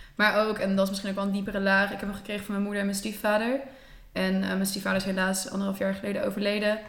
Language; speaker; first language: Dutch; native; Dutch